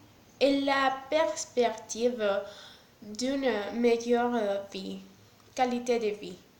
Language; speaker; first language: French; non-native, learner; Spanish